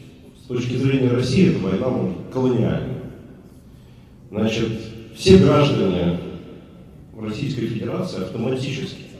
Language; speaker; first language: Russian; native; Russian